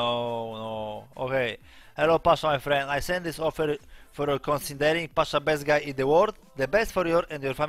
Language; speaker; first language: English; non-native, learner; Polish